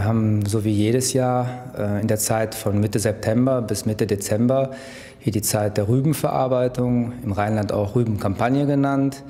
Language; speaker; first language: German; native; German